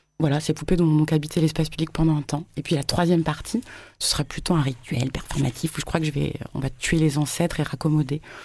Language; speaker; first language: French; native; French